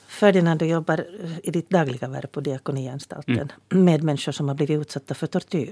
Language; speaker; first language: Swedish; native; Swedish